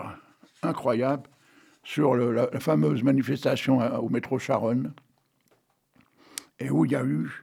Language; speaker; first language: French; native; French